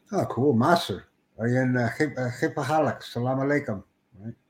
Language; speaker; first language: English; native; English